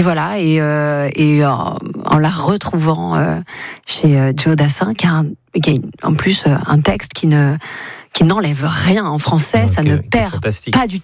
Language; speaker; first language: French; native; French